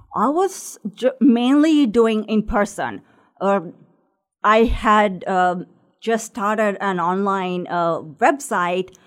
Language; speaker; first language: English; non-native, local second language; Sinhala